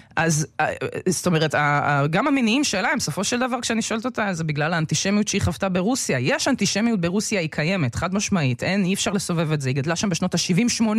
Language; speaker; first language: Hebrew; early bilingual, other home language; Russian